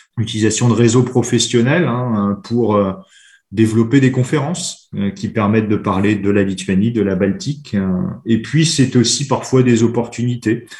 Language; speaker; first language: French; native; French